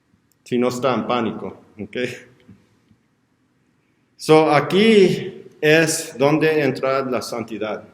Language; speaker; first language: Spanish; non-native, learner; English